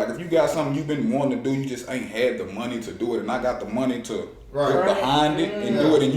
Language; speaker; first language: English; native; English